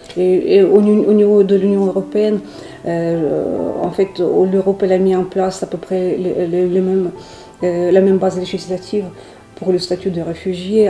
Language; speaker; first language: French; non-native, fluent; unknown